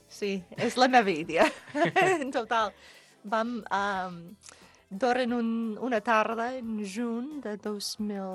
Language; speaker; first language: Catalan; non-native, learner; English